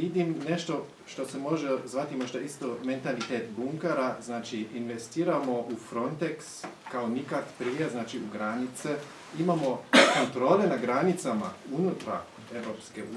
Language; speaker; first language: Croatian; early bilingual, heritage; Croatian